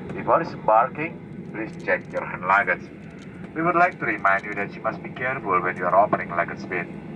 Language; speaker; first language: English; non-native, fluent; Indonesian